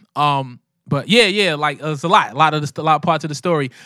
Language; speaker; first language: English; native; English